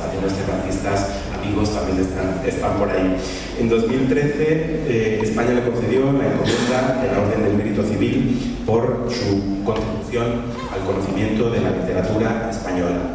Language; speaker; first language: Spanish; native; Spanish